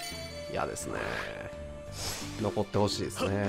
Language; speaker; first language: Japanese; native; Japanese